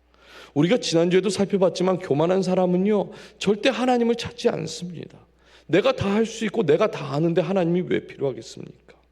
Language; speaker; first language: Korean; native; Korean